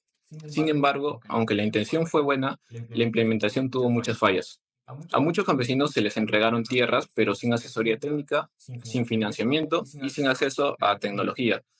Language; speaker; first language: Spanish; native; Spanish